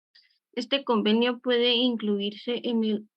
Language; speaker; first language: Spanish; native; Spanish